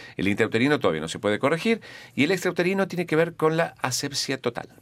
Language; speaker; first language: Spanish; native; Spanish